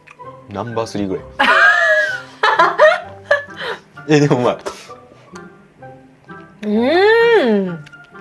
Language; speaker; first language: Japanese; native; Japanese